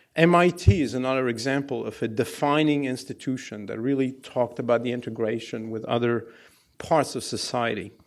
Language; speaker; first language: English; non-native, fluent; Arabic